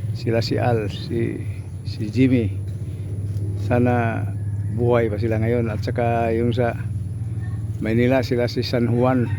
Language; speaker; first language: Filipino; non-native, local second language; Cebuano